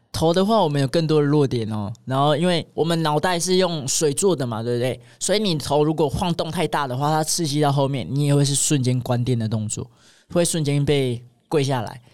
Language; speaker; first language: Chinese; native; Chinese